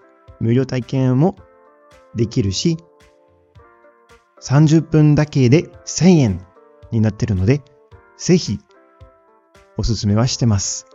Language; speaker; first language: Japanese; non-native, fluent; French